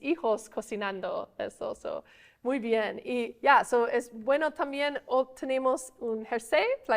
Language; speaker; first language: Spanish; non-native, fluent; English